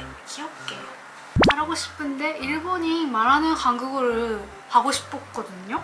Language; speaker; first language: Korean; non-native, learner; Japanese